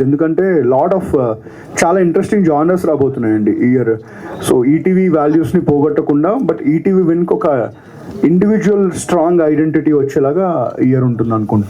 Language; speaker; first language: Telugu; native; Telugu